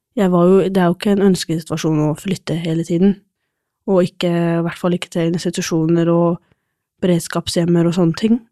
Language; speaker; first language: Norwegian; non-native, fluent; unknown